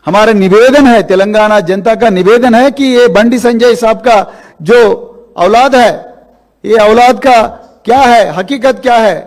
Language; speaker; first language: Hindi; non-native, local second language; Telugu